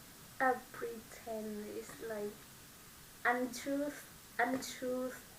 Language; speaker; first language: English; non-native, learner; Vietnamese